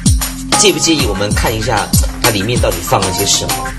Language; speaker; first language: Chinese; native; Chinese